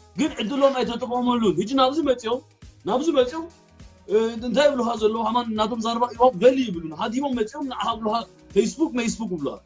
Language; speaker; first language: Tigrinya; early bilingual, heritage; Tigrinya